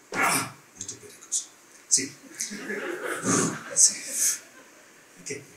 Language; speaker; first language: Portuguese; non-native, learner; German